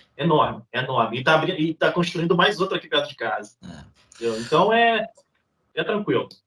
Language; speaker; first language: Portuguese; native; Portuguese